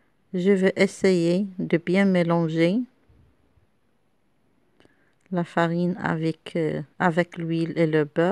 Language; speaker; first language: French; non-native, local second language; Arabic